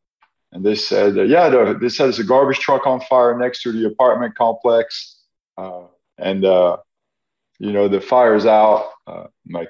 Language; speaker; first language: English; non-native, fluent; French